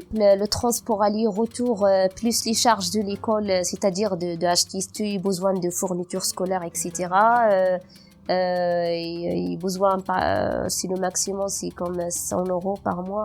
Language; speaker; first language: French; non-native, local second language; Berber languages